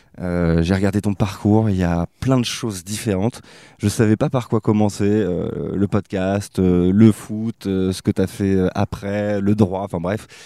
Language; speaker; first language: French; native; French